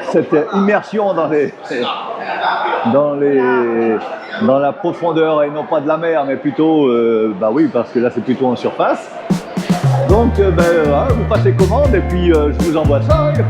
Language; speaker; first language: French; native; French